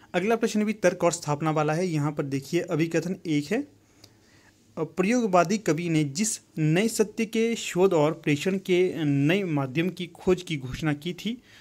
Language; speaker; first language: Hindi; native; Hindi